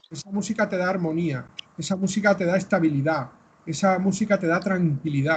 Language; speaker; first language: Spanish; native; Spanish